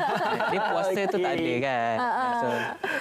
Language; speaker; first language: Malay; native; Malay